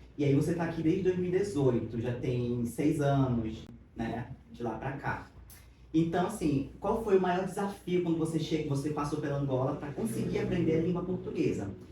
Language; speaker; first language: Portuguese; native; Portuguese